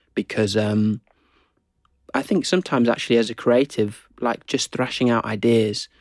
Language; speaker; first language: English; native; English